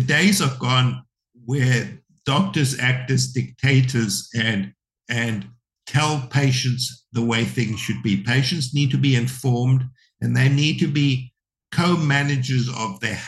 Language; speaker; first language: English; native; English